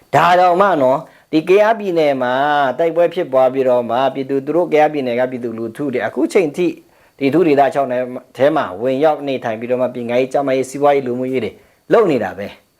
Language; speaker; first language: Burmese; non-native, local second language; Pa'o Karen